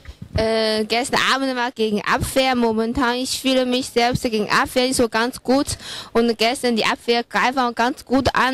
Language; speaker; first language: German; non-native, fluent; Chinese